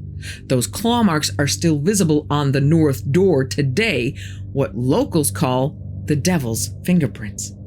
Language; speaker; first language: English; native; English